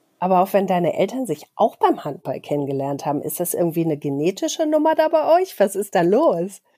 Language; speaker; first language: German; native; German